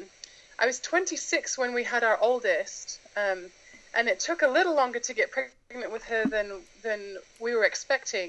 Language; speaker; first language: English; native; English